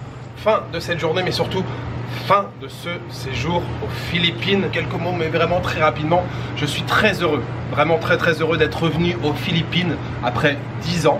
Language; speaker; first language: French; native; French